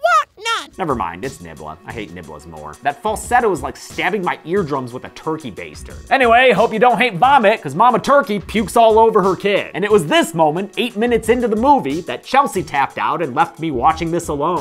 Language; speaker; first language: English; native; English